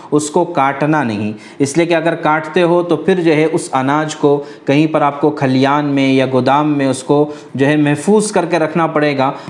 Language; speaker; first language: Urdu; native; Urdu